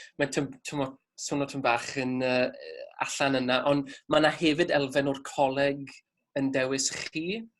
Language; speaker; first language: Welsh; native; Welsh